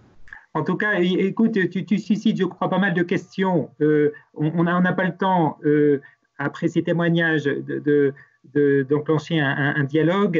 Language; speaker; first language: French; native; French